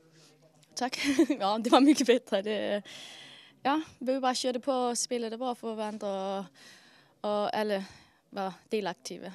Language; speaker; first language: Swedish; non-native, fluent; Danish